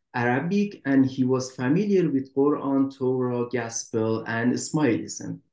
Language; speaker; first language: English; non-native, fluent; Persian